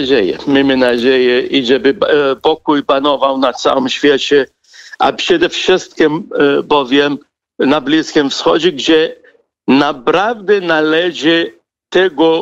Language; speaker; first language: Polish; non-native, fluent; Arabic